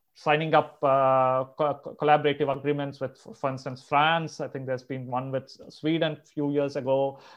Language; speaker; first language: English; non-native, local second language; Telugu